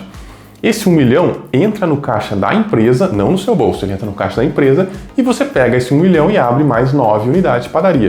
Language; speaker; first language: Portuguese; native; Portuguese